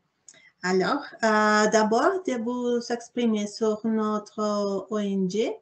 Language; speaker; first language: French; non-native, learner; Spanish